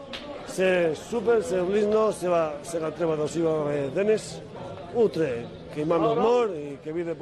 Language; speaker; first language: Macedonian; non-native, learner; Spanish